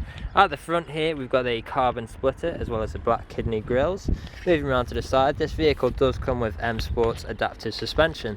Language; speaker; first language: English; native; English